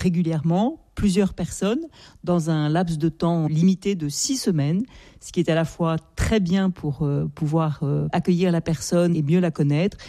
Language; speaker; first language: French; native; French